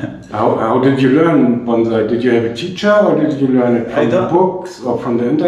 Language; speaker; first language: English; non-native, fluent; German